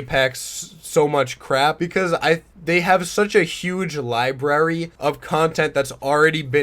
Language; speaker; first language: English; native; English